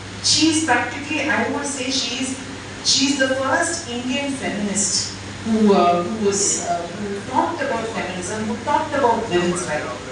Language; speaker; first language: English; non-native, local second language; Tamil